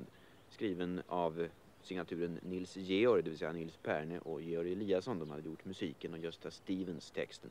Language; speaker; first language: Swedish; native; Swedish